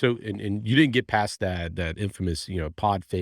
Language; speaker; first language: English; native; English